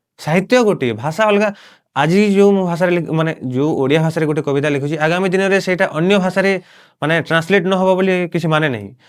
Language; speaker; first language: Odia; non-native, local second language; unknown